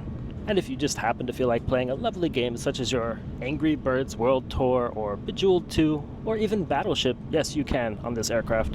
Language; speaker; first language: English; native; English